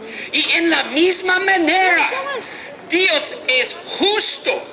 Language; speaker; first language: Spanish; non-native, learner; English